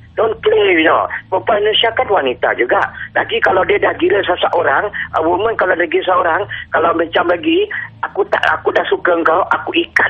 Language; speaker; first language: Malay; native; Malay